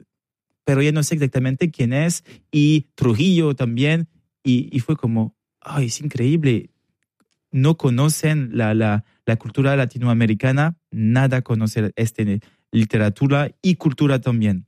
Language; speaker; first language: Spanish; non-native, learner; French